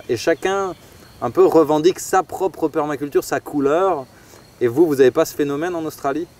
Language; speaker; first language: French; native; French